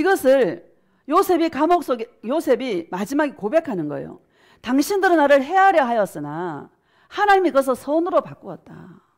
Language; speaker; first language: Korean; native; Korean